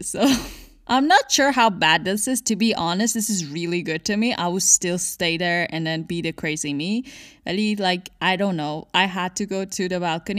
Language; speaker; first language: English; non-native, fluent; Persian